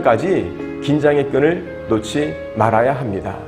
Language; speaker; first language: Korean; native; Korean